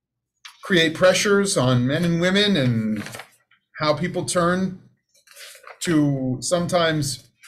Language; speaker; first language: English; native; English